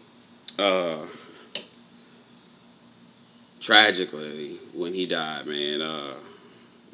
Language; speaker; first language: English; native; English